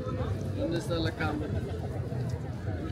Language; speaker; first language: Spanish; non-native, learner; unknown